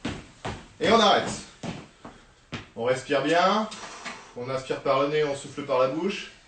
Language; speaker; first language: French; native; French